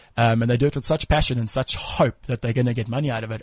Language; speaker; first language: English; native; English